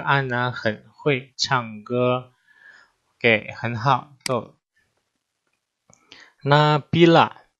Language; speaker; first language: Chinese; non-native, fluent; Indonesian